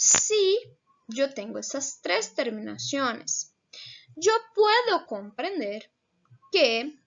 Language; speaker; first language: Spanish; non-native, fluent; Portuguese